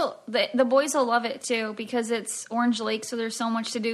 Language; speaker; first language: English; native; English